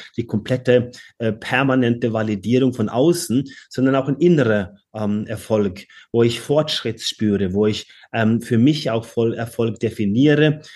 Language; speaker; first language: German; non-native, fluent; Norwegian